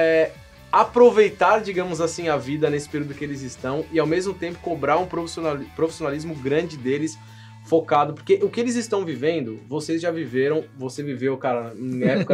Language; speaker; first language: Portuguese; native; Portuguese